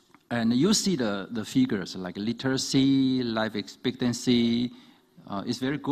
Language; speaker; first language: English; non-native, fluent; Chinese